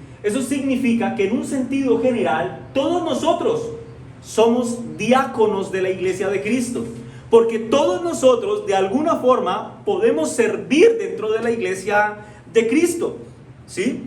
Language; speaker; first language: Spanish; native; Spanish